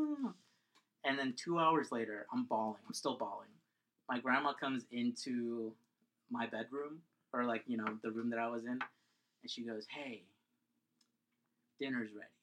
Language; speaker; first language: English; early bilingual, other home language; Spanish